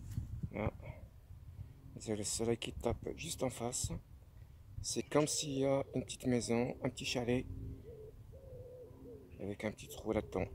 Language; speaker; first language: French; non-native, fluent; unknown